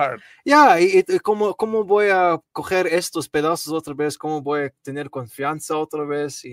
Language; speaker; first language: Spanish; non-native, learner; Arabic